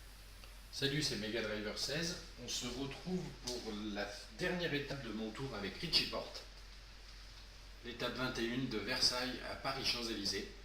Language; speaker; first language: French; native; French